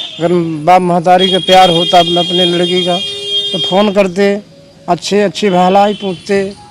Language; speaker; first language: Hindi; native; Hindi